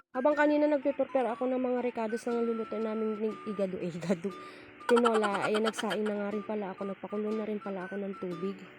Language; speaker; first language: Filipino; non-native, local second language; Bikol